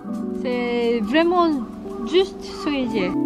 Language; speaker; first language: French; non-native, learner; Japanese